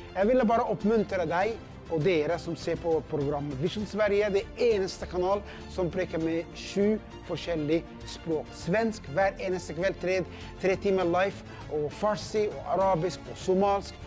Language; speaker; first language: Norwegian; non-native, learner; Persian